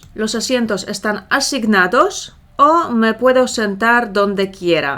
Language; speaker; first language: Spanish; non-native, fluent; Polish